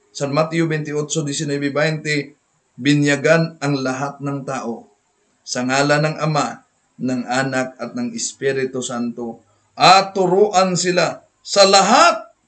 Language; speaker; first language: Filipino; non-native, local second language; Cebuano